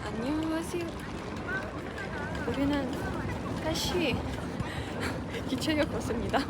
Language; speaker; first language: Korean; non-native, learner; Ukrainian